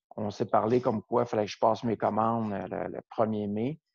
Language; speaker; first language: French; native; French